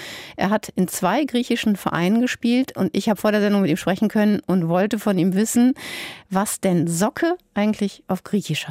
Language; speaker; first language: German; native; German